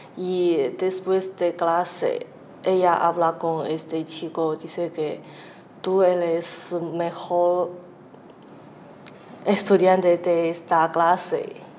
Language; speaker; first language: Spanish; non-native, learner; Chinese